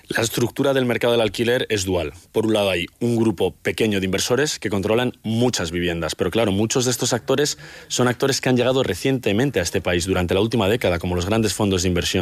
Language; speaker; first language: Spanish; native; Spanish